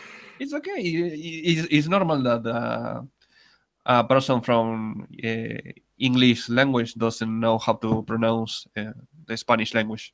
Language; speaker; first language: English; non-native, learner; Spanish